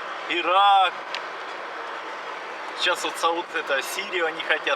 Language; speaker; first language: Russian; native; Russian